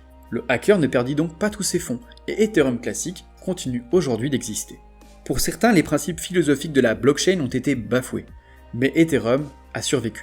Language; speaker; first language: French; native; French